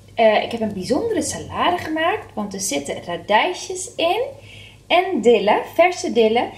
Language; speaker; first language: Dutch; non-native, fluent; Spanish